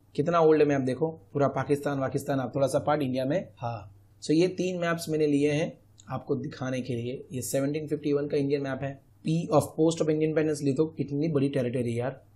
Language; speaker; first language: Hindi; non-native, local second language; Gujarati